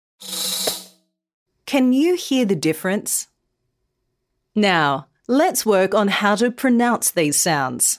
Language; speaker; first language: English; native; English